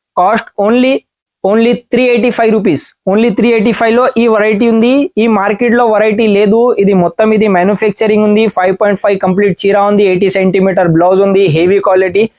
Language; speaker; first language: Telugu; non-native, learner; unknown